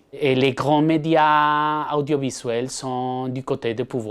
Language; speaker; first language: French; non-native, fluent; Spanish